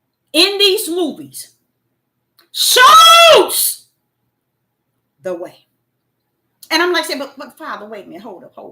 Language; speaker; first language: English; native; English